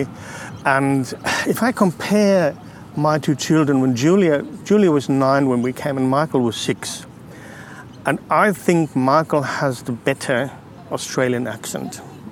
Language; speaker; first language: English; non-native, fluent; German